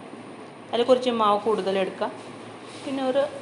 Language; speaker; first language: Malayalam; non-native, local second language; Marathi